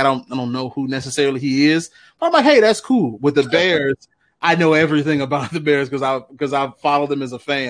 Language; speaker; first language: English; native; English